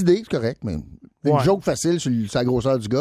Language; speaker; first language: French; native; French